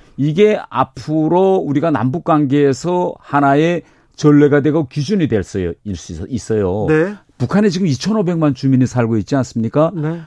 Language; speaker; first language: Korean; native; Korean